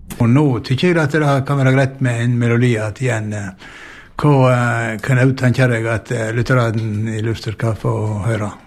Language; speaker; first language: Norwegian; native; Norwegian